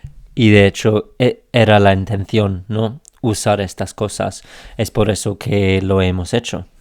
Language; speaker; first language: Spanish; non-native, fluent; English